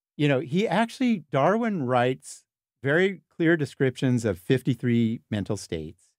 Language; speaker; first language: English; native; English